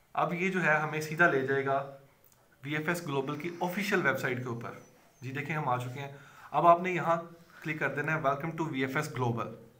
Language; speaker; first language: Urdu; non-native, local second language; Punjabi